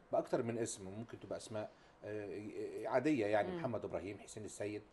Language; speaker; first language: Arabic; native; Arabic